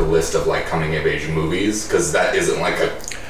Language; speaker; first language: English; native; English